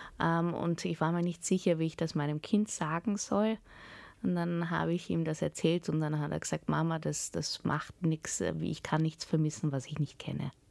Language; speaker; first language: German; early bilingual, heritage; German